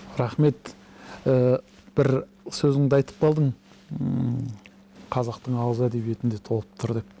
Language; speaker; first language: Kazakh; early bilingual, heritage; Kazakh